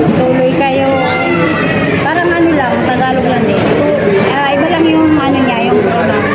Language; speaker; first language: Filipino; non-native, local second language; Pangasinan